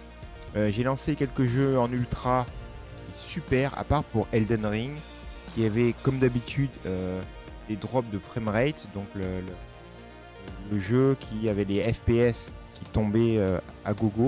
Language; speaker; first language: French; native; French